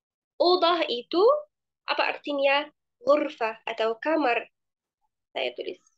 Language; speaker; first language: Indonesian; non-native, fluent; Arabic